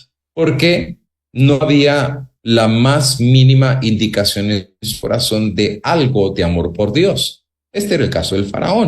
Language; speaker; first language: Spanish; native; Spanish